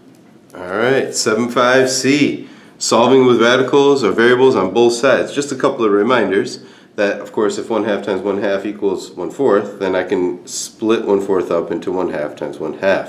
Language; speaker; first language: English; native; English